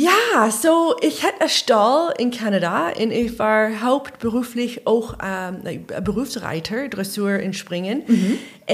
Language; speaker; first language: German; non-native, learner; English